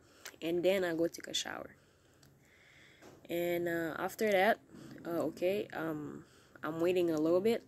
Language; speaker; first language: English; non-native, learner; Haitian Creole